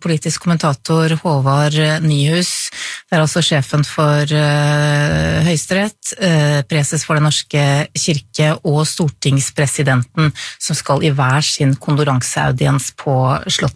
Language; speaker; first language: Norwegian; native; Norwegian